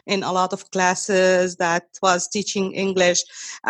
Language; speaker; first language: English; non-native, fluent; Arabic